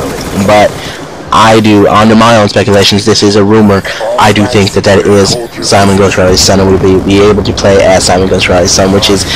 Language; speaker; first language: English; native; English